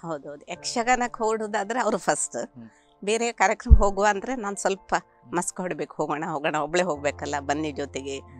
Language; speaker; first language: Kannada; non-native, local second language; Konkani